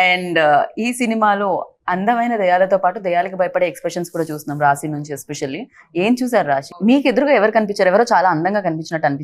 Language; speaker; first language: Telugu; native; Telugu